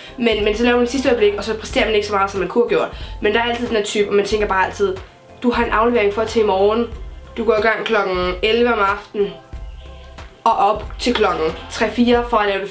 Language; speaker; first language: Danish; native; Danish